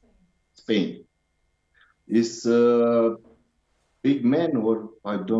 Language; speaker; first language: English; non-native, learner; Romanian